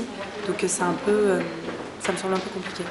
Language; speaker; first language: French; native; French